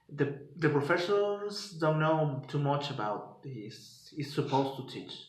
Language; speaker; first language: English; non-native, fluent; Spanish